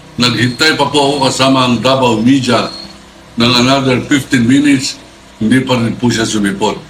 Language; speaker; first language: Filipino; native; Filipino